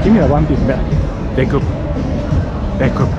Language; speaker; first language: Spanish; non-native, learner; Japanese